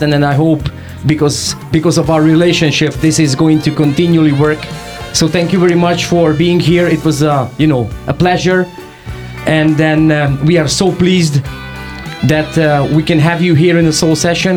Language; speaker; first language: English; non-native, fluent; Hungarian